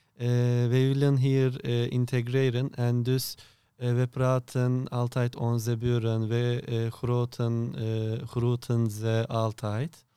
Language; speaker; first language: Dutch; non-native, learner; Turkish